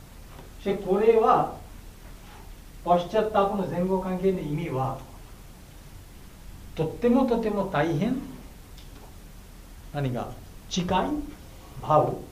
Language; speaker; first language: Japanese; non-native, fluent; Bangla